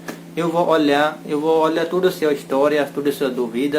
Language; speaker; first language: Portuguese; non-native, learner; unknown